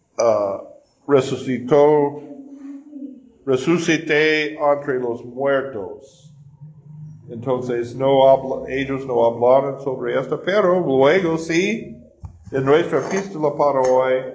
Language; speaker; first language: Spanish; non-native, fluent; English